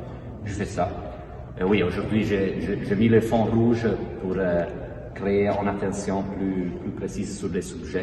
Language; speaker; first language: French; non-native, fluent; Italian